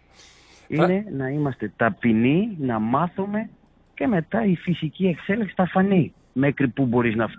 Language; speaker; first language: Greek; non-native, fluent; Portuguese